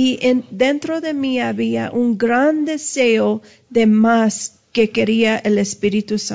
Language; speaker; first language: Spanish; early bilingual, heritage; Spanish